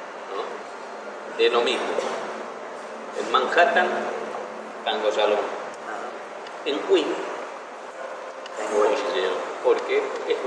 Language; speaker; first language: Spanish; native; Spanish